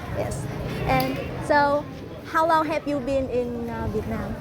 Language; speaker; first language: English; non-native, learner; Vietnamese